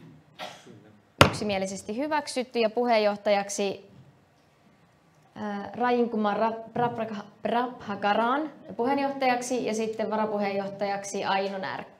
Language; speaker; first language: Finnish; native; Finnish